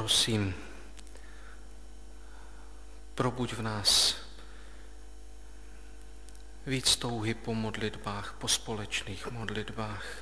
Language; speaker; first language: Czech; native; Czech